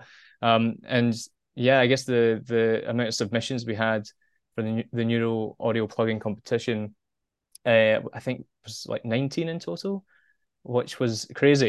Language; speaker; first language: English; native; English